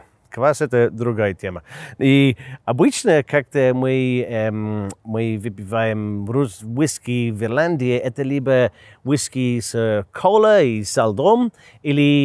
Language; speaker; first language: Russian; non-native, learner; English